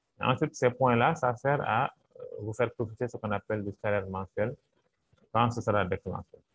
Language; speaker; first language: French; non-native, local second language; Wolof